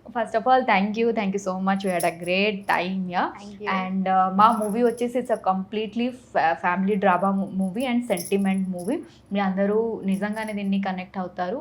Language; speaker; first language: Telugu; non-native, fluent; Odia